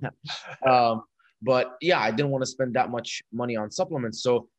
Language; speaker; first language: English; non-native, fluent; Arabic